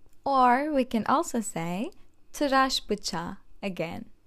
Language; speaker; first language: English; non-native, fluent; Turkish